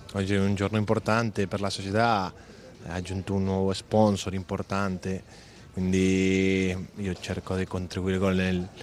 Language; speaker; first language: Italian; non-native, fluent; Spanish